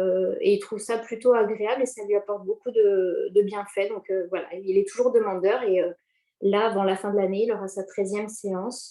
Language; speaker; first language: French; native; French